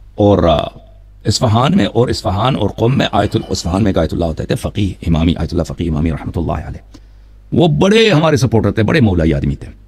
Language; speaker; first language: Urdu; non-native, fluent; Persian